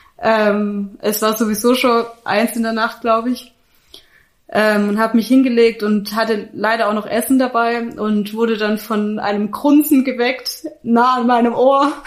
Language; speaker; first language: German; native; German